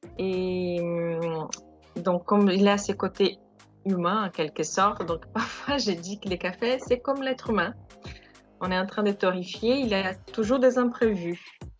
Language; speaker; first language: French; non-native, fluent; Portuguese